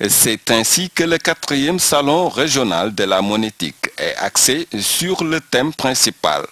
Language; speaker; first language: French; non-native, local second language; Wolof